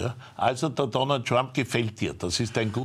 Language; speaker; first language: German; native; German